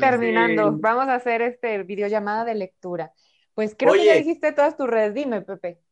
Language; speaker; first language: Spanish; native; Spanish